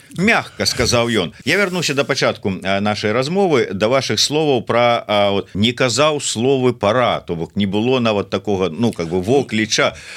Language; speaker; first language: Belarusian; native; Belarusian